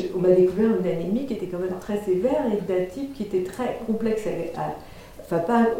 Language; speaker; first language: French; native; French